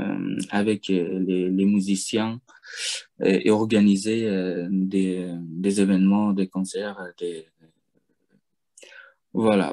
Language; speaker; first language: French; non-native, fluent; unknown